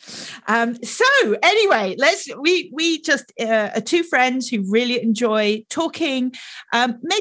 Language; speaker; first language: English; native; English